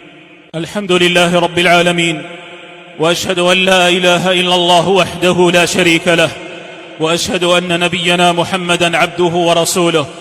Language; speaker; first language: Arabic; native; Arabic